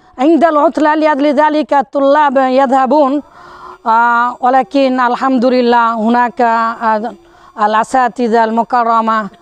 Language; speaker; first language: Arabic; non-native, fluent; Bangla